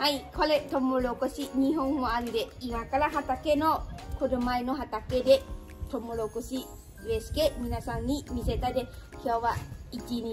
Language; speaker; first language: Japanese; non-native, learner; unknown